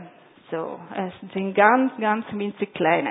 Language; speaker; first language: German; non-native, fluent; Italian